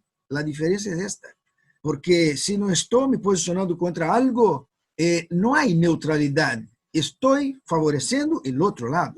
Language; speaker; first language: Spanish; non-native, fluent; Portuguese